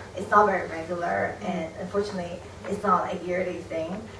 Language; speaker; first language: English; non-native, fluent; Chinese